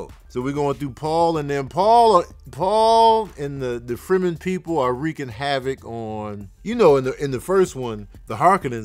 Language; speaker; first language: English; native; English